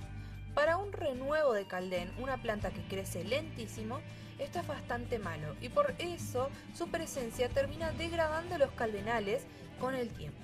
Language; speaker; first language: Spanish; native; Spanish